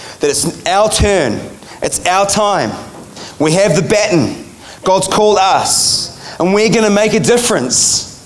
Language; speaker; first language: English; native; English